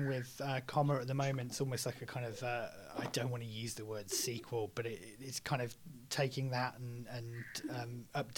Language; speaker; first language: English; native; English